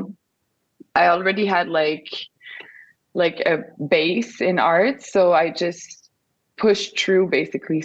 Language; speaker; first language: English; non-native, fluent; French